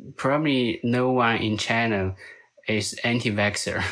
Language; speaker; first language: English; non-native, fluent; Chinese